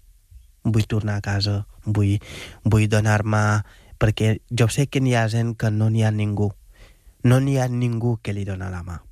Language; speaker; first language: Catalan; non-native, fluent; Wolof